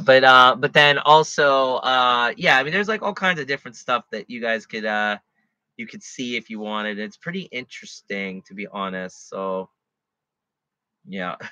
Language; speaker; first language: English; native; English